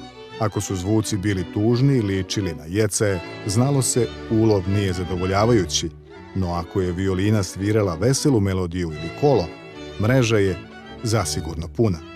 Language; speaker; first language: Bosnian; native; Bosnian